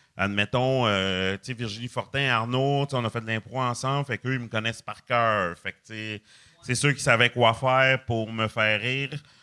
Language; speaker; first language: French; native; French